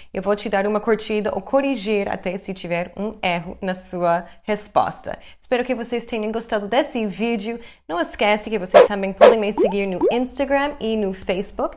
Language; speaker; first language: Portuguese; non-native, fluent; English